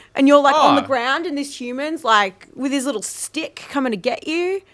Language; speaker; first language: English; native; English